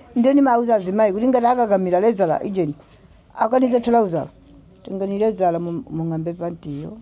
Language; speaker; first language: Nyanja; native; Nyanja